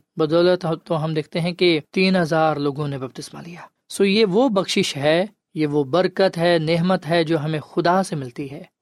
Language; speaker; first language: Urdu; non-native, local second language; Punjabi